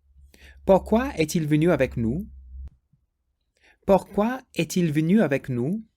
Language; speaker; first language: French; non-native, fluent; English